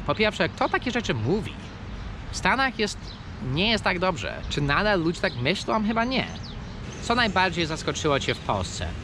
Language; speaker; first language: Polish; early bilingual, heritage; Polish